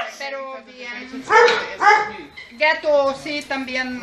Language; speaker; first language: Spanish; non-native, learner; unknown